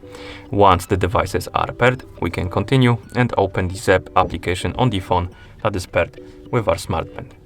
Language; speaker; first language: English; non-native, fluent; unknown